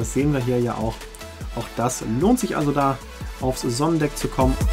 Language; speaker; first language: German; native; German